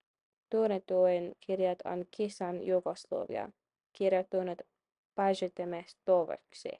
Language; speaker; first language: Finnish; non-native, learner; English